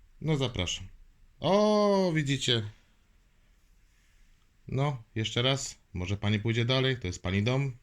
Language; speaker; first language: Polish; native; Polish